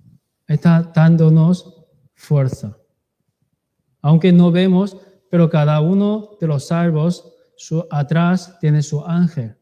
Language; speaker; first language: Spanish; non-native, learner; Chinese